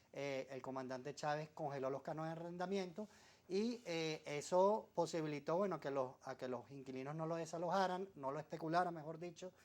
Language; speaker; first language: Spanish; native; Spanish